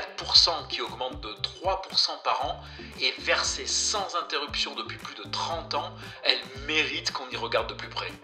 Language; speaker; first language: French; native; French